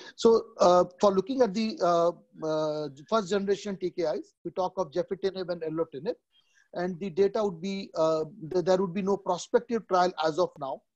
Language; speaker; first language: English; non-native, local second language; Odia